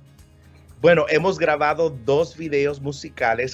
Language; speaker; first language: Spanish; native; Spanish